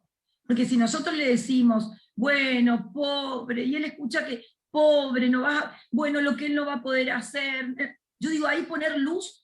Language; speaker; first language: Spanish; native; Spanish